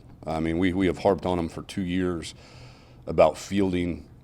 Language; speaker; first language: English; native; English